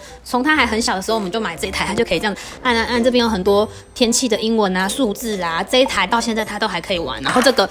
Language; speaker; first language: Chinese; native; Chinese